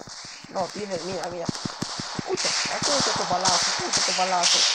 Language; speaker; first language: Spanish; native; Spanish